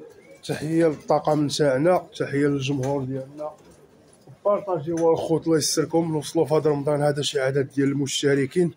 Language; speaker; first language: Arabic; native; Arabic